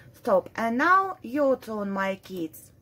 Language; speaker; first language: English; non-native, fluent; Russian